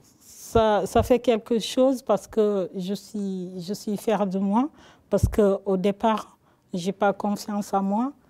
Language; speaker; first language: French; non-native, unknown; Wolof